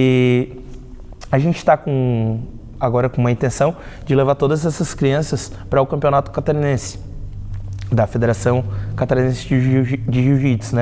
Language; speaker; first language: Portuguese; native; Portuguese